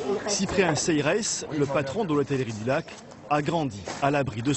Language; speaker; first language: French; native; French